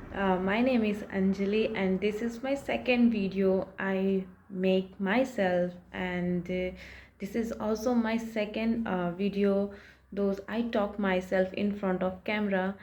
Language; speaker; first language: English; non-native, learner; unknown